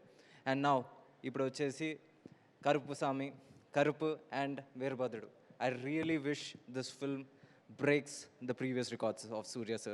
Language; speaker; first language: Telugu; native; Telugu